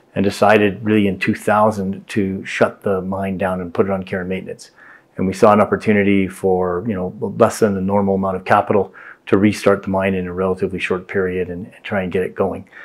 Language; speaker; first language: English; native; English